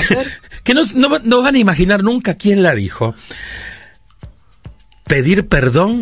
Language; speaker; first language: Spanish; native; Spanish